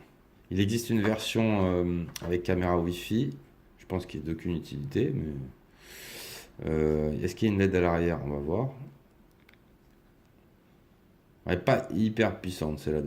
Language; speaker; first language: French; native; French